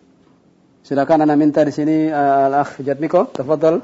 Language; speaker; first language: Indonesian; native; Indonesian